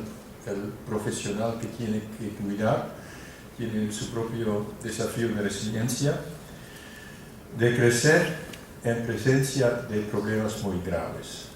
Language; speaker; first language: Spanish; non-native, fluent; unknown